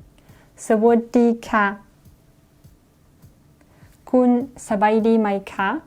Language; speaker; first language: Thai; non-native, learner; Russian